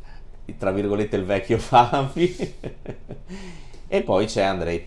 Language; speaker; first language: Italian; native; Italian